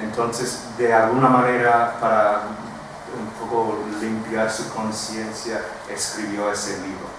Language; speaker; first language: Spanish; non-native, fluent; English